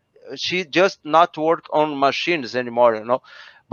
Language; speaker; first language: English; non-native, learner; Portuguese